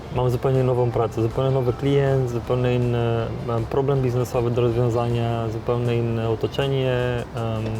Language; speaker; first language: Polish; non-native, fluent; Romanian